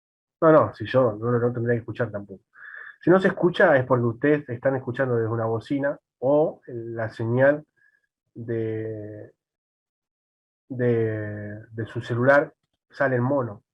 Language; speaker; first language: Spanish; native; Spanish